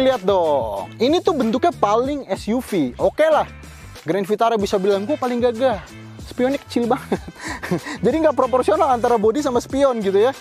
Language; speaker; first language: Indonesian; native; Indonesian